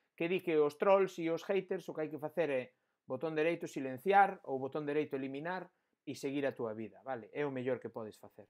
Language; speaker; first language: Galician; non-native, local second language; Spanish